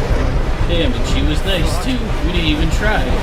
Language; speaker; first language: English; native; English